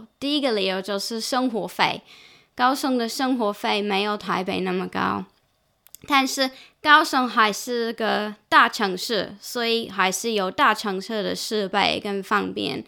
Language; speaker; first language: Chinese; non-native, fluent; English